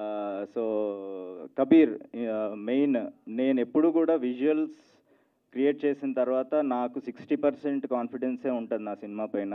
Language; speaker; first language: Telugu; native; Telugu